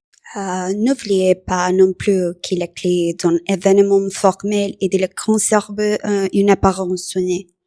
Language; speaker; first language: French; non-native, learner; Spanish